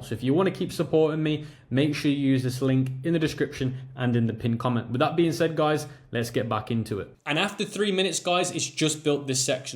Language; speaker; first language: English; native; English